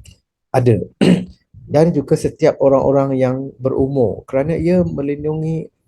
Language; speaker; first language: Malay; native; Malay